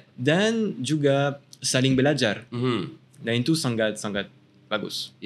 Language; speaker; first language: Indonesian; non-native, fluent; French